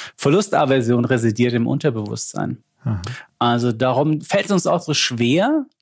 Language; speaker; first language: German; native; German